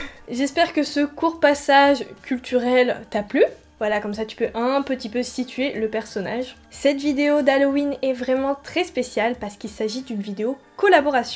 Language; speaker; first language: French; native; French